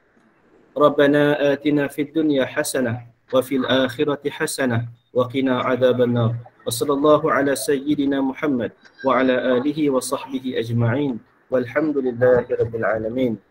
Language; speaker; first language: Arabic; non-native, fluent; Malay